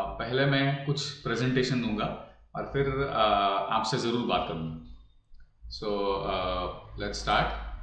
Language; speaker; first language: Hindi; non-native, local second language; Marathi